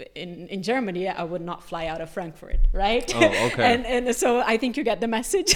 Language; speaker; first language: English; non-native, fluent; Portuguese